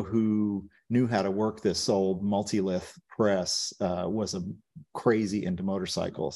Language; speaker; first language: English; native; English